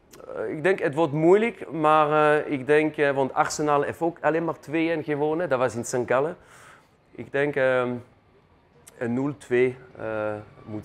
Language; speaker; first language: Dutch; non-native, fluent; German